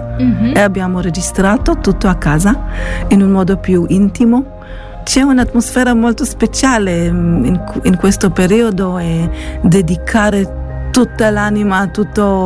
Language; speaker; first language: Italian; non-native, fluent; Hebrew